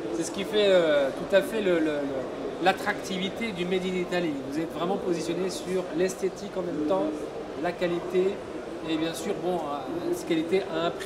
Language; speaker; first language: French; native; French